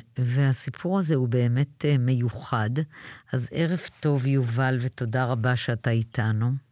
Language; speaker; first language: Hebrew; native; Hebrew